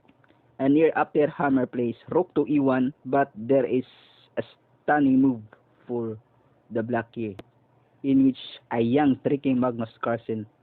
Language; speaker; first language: English; non-native, local second language; Filipino